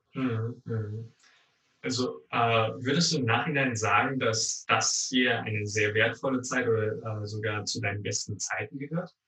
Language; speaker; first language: German; non-native, fluent; Chinese